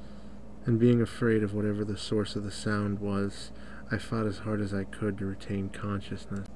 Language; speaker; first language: English; native; English